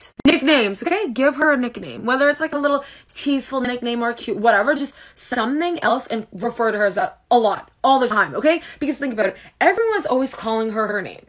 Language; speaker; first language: English; native; English